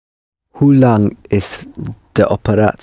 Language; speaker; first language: Dutch; non-native, learner; English